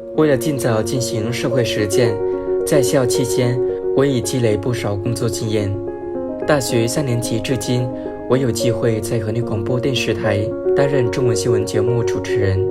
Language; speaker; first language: Chinese; non-native, fluent; Vietnamese